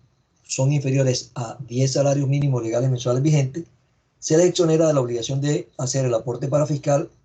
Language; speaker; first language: Spanish; native; Spanish